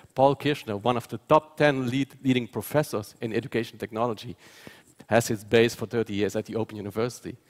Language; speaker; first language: English; non-native, fluent; Dutch